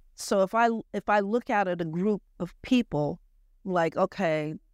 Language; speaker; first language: English; native; English